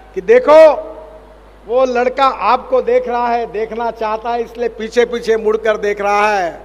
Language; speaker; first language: Hindi; non-native, local second language; Marathi